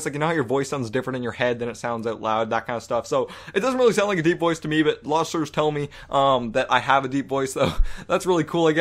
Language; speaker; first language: English; native; English